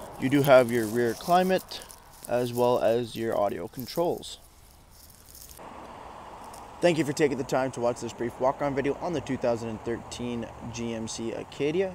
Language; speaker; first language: English; native; English